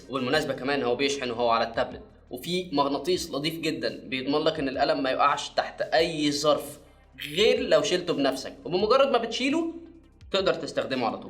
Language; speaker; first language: Arabic; native; Arabic